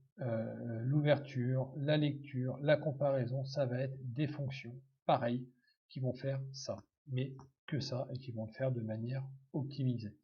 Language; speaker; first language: French; native; French